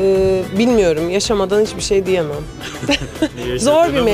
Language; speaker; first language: Turkish; native; Turkish